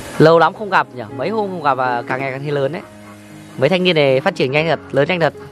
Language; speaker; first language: Vietnamese; non-native, local second language; Tày